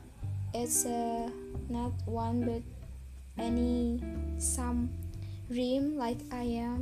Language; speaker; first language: English; non-native, learner; Indonesian